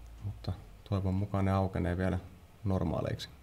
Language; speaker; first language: Finnish; native; Finnish